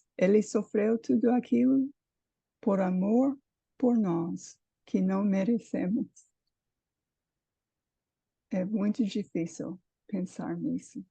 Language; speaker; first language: Portuguese; non-native, fluent; English